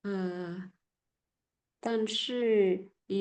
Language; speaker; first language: Chinese; non-native, learner; Indonesian